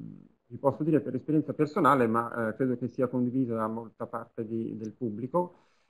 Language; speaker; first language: Italian; native; Italian